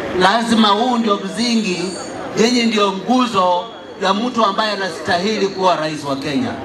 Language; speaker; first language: Swahili; non-native, local second language; Luyia